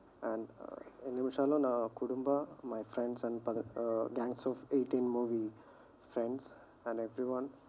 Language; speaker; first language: Telugu; non-native, local second language; Kannada